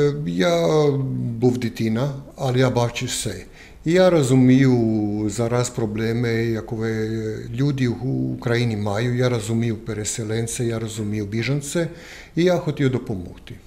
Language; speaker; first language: Ukrainian; non-native, learner; Croatian